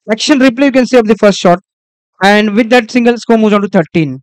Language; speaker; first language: English; non-native, local second language; Marathi